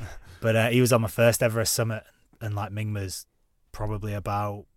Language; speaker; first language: English; native; English